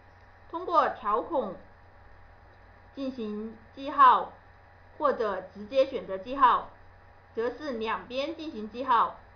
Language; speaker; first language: Chinese; native; Chinese